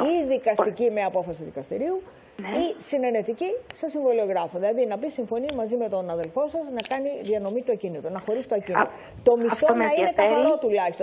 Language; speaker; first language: Greek; native; Greek